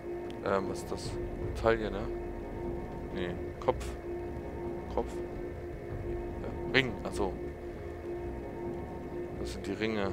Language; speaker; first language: German; native; German